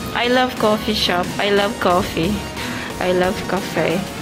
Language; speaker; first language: English; non-native, local second language; Filipino